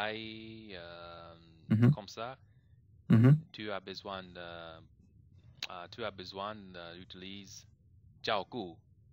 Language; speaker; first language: French; non-native, learner; English